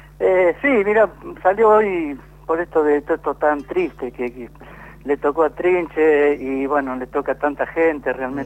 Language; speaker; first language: Spanish; native; Spanish